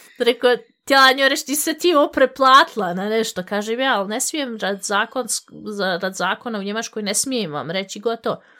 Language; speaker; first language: Bosnian; early bilingual, heritage; Bosnian